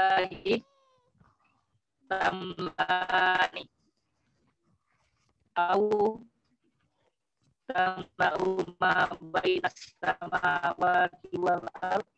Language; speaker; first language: Arabic; non-native, learner; Indonesian